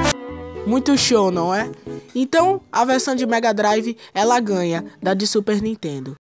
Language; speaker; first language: Portuguese; native; Portuguese